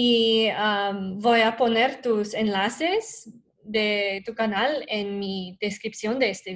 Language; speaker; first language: Spanish; non-native, learner; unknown